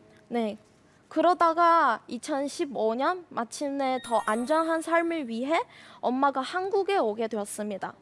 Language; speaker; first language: Korean; non-native, fluent; Chinese